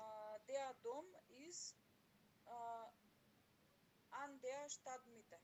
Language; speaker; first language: German; non-native, learner; Macedonian